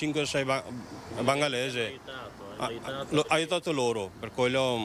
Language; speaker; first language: Italian; non-native, learner; Bangla